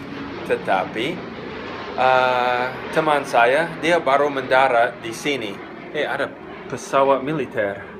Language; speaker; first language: Indonesian; non-native, fluent; English